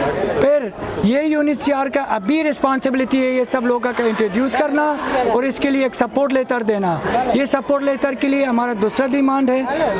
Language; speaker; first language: Hindi; non-native, fluent; Persian